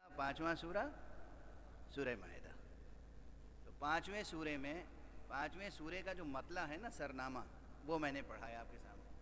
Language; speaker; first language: Urdu; native; Urdu